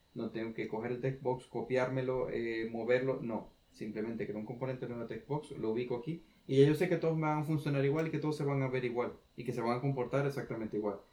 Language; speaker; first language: Spanish; native; Spanish